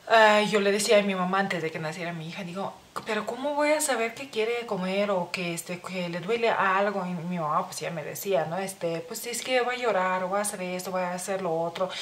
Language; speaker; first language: Spanish; non-native, fluent; Lithuanian